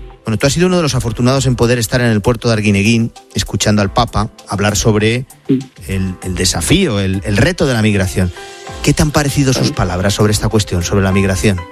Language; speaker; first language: Spanish; native; Spanish